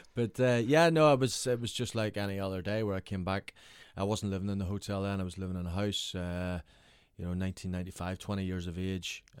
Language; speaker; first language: English; native; English